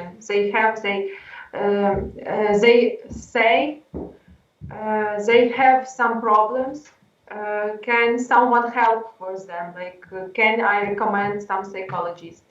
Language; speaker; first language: English; non-native, learner; Ukrainian